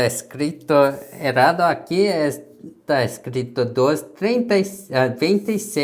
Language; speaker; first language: Spanish; non-native, learner; Korean